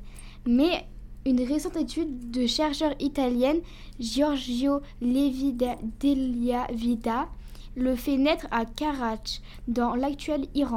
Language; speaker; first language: French; native; French